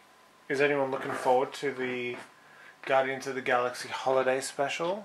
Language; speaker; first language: English; native; English